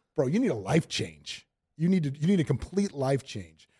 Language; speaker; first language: English; native; English